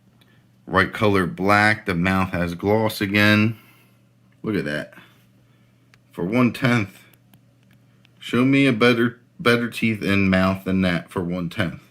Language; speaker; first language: English; native; English